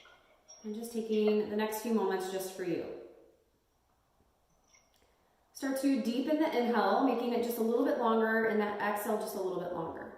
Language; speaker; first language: English; native; English